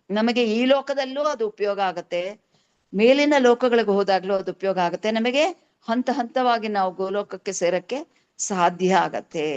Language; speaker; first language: Kannada; native; Kannada